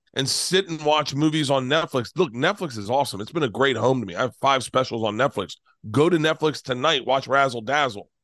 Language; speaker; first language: English; native; English